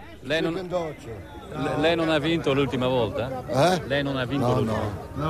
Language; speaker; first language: Italian; non-native, fluent; Dutch